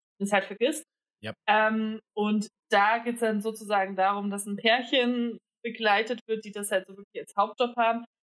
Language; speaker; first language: German; native; German